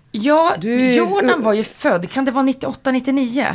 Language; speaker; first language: Swedish; native; Swedish